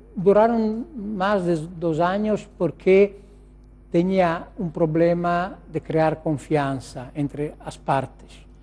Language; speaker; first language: Portuguese; non-native, learner; Italian